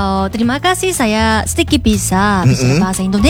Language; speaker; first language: Indonesian; non-native, learner; Korean